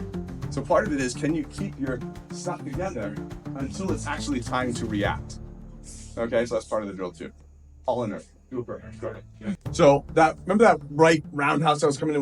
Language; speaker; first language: English; native; English